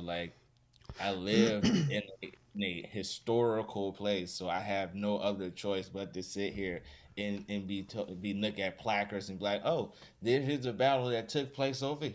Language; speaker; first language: English; native; English